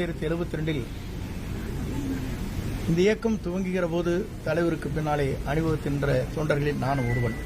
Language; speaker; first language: Tamil; native; Tamil